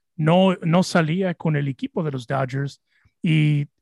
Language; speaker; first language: Spanish; early bilingual, heritage; Spanish